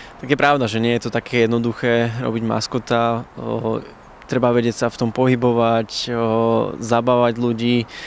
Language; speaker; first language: Slovak; native; Slovak